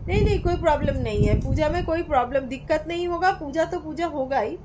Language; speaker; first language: Hindi; non-native, local second language; Bangla